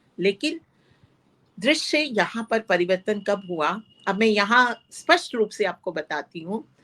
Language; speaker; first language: Hindi; non-native, local second language; Punjabi